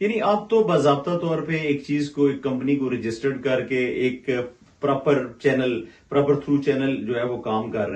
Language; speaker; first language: Hindi; native; Hindi